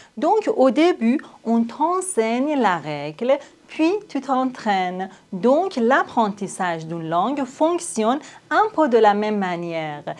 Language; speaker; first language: French; non-native, fluent; Persian